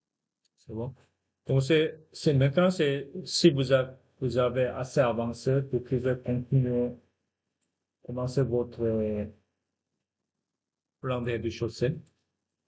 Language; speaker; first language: French; non-native, fluent; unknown